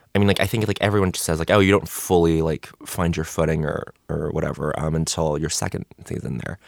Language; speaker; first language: English; native; English